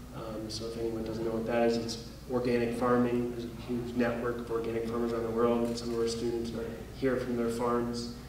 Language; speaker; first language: English; native; English